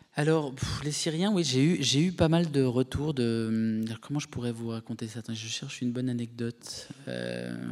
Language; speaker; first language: French; native; French